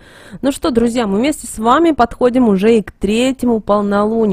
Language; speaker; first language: Russian; native; Russian